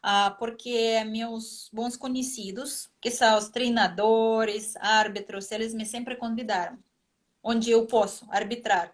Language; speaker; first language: Portuguese; non-native, fluent; Russian